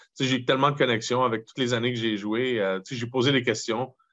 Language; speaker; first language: French; native; French